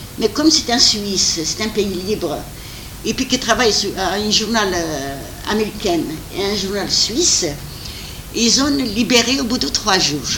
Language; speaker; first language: French; non-native, fluent; Armenian